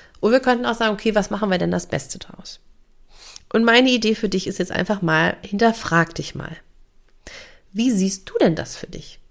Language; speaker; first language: German; native; German